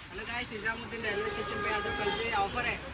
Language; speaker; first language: Hindi; non-native, local second language; Telugu